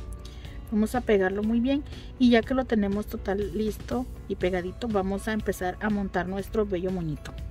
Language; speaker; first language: Spanish; native; Spanish